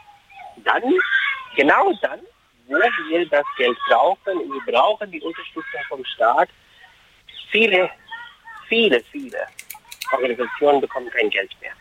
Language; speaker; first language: German; non-native, fluent; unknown